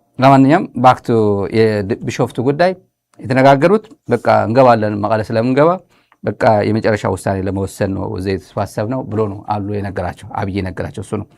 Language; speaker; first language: Amharic; non-native, local second language; Tigrinya